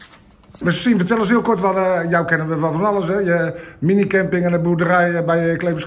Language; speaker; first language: Dutch; native; Dutch